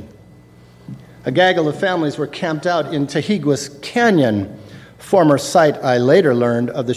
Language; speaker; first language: English; native; English